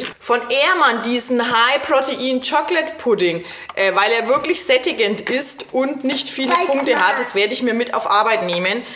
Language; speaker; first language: German; native; German